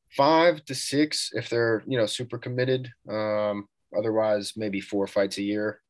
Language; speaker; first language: English; native; English